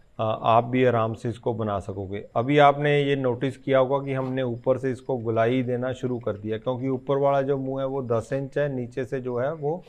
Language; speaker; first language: Hindi; non-native, local second language; Punjabi